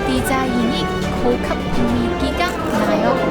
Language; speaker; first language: Korean; non-native, learner; Cantonese